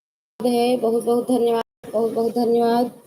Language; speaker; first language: Hindi; non-native, local second language; Awadhi